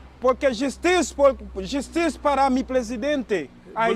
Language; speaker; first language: Spanish; non-native, learner; Haitian Creole